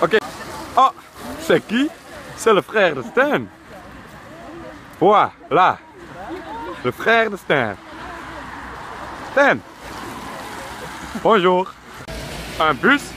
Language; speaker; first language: French; non-native, learner; Dutch